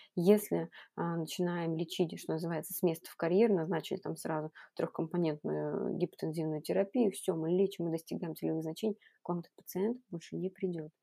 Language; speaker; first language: Russian; native; Russian